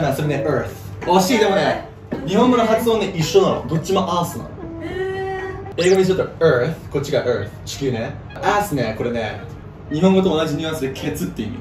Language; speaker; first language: Japanese; non-native, fluent; English